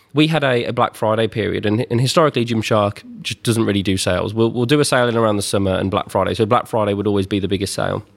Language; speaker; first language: English; native; English